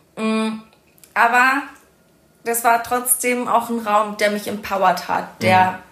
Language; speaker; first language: German; early bilingual, other home language; Persian